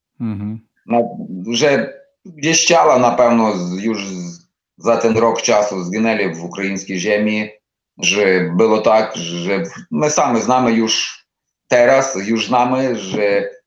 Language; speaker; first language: Polish; non-native, learner; Ukrainian